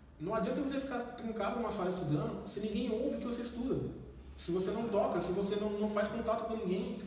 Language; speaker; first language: Portuguese; native; Portuguese